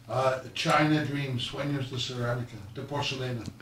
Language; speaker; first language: Spanish; non-native, learner; English